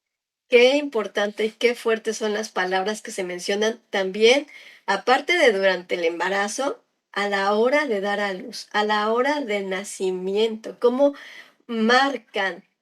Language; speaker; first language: Spanish; native; Spanish